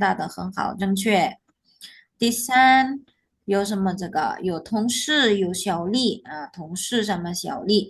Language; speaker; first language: Chinese; non-native, fluent; Indonesian